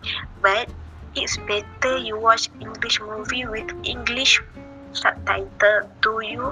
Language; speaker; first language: English; non-native, learner; Malay